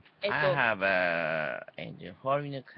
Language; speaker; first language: English; non-native, learner; Japanese